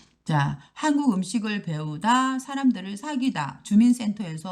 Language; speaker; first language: Korean; native; Korean